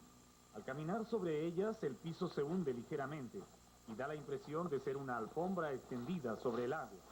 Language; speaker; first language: Spanish; native; Spanish